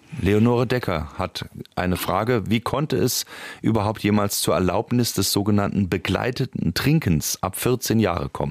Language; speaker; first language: German; native; German